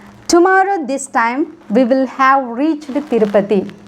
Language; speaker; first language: English; non-native, local second language; Telugu